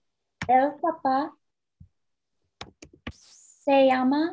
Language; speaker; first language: Spanish; non-native, learner; English